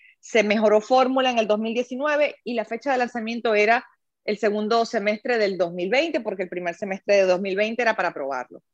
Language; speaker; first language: Spanish; native; Spanish